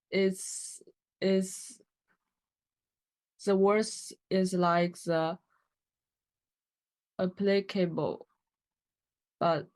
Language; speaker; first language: English; non-native, learner; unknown